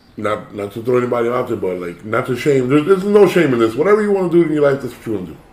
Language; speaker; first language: English; early bilingual, other home language; Spanish